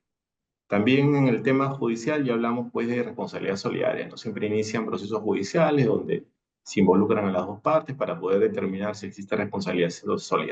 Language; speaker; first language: Spanish; native; Spanish